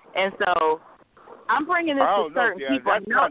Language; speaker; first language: English; native; English